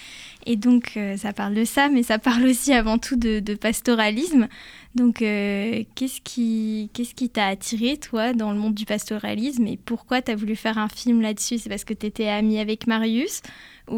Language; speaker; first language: French; native; French